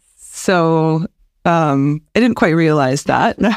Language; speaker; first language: English; native; English